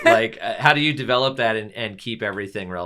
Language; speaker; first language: English; native; English